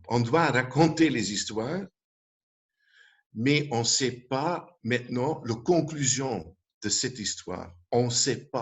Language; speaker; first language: French; non-native, local second language; Dutch